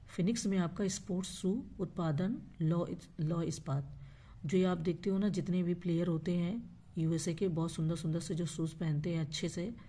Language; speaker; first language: Hindi; native; Hindi